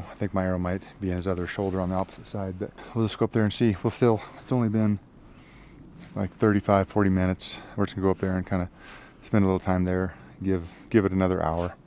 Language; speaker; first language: English; native; English